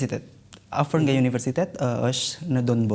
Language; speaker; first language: Albanian; non-native, learner; Indonesian